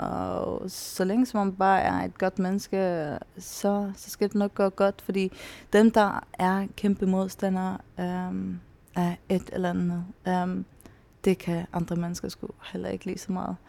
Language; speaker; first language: Danish; non-native, local second language; Faroese